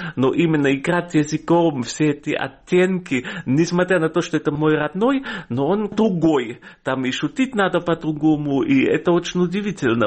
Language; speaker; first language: Russian; non-native, fluent; German